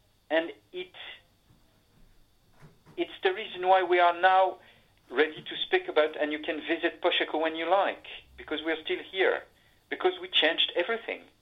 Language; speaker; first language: English; non-native, fluent; French